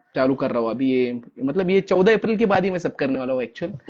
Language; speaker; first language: Hindi; non-native, local second language; Marathi